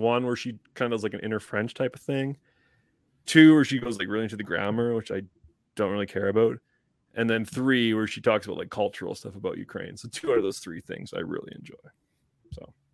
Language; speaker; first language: English; native; English